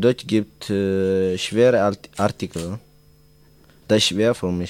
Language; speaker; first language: German; non-native, learner; Tigrinya